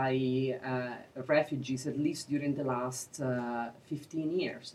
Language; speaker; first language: English; non-native, fluent; Italian